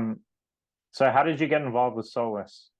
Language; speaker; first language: English; native; English